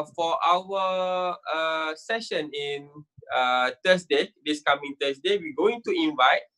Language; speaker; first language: English; non-native, local second language; Malay